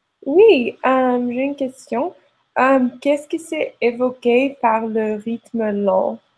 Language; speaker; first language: French; non-native, learner; English